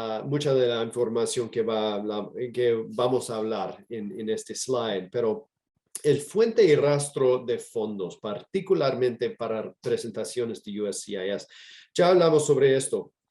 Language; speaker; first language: Spanish; non-native, fluent; English